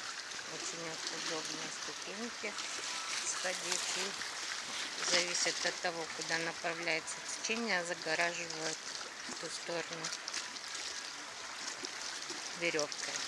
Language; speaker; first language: Russian; native; Russian